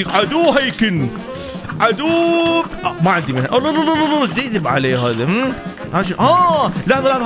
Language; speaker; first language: Arabic; native; Arabic